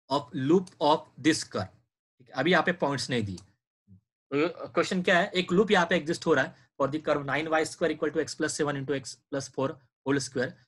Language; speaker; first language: Hindi; non-native, local second language; Marathi